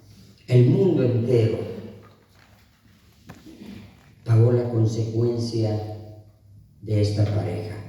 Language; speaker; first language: Spanish; native; Spanish